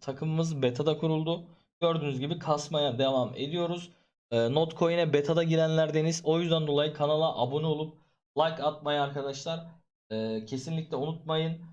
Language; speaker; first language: Turkish; native; Turkish